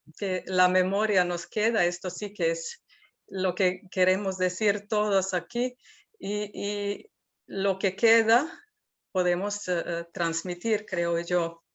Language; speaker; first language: Spanish; non-native, fluent; Serbian